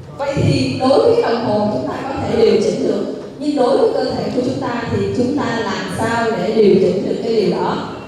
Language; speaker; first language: Vietnamese; native; Vietnamese